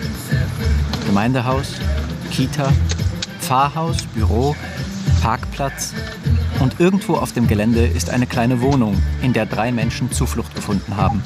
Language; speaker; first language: German; native; German